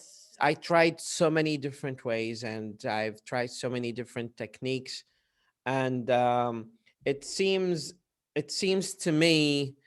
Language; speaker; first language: English; non-native, fluent; Arabic